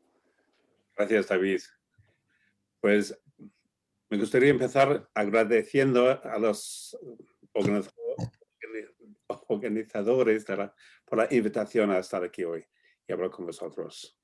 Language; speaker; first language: Spanish; non-native, fluent; English